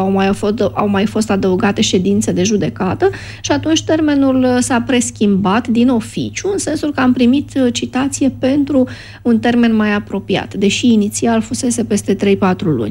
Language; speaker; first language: Romanian; native; Romanian